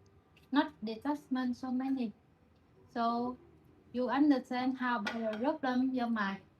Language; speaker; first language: English; non-native, learner; Vietnamese